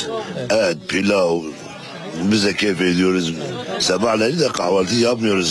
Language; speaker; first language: Turkish; non-native, local second language; Kurdish